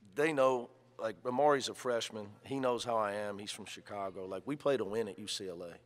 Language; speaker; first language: English; native; English